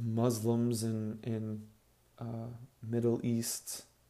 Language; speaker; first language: English; native; English